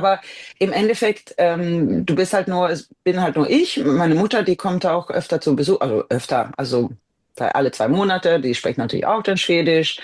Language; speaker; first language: German; non-native, fluent; Swedish